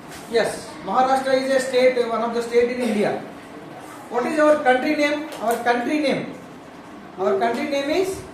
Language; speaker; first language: English; non-native, local second language; Telugu